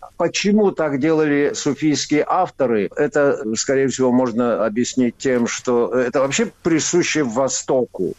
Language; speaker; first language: Russian; non-native, local second language; Avaric